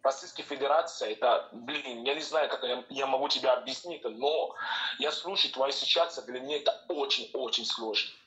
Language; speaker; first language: Russian; non-native, learner; French